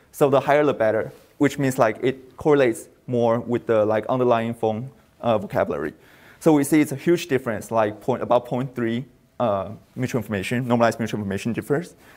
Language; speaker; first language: English; non-native, fluent; Chinese